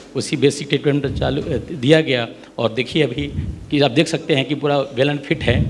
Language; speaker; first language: Hindi; native; Hindi